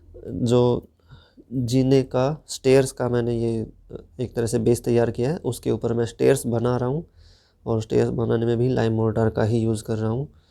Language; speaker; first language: Hindi; native; Hindi